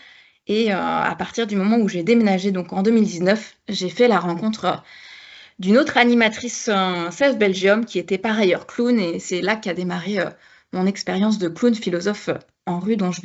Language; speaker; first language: French; native; French